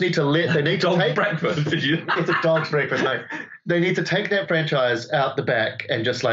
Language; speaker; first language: English; native; English